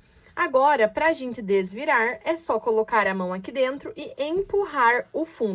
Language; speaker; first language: Portuguese; native; Portuguese